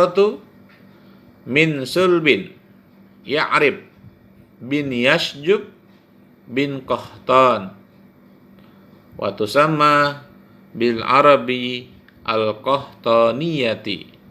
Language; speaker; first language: Arabic; non-native, fluent; Indonesian